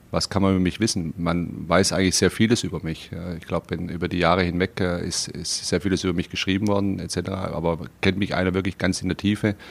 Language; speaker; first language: German; native; German